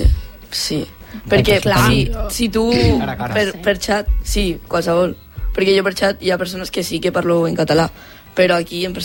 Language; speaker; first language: Catalan; non-native, local second language; Spanish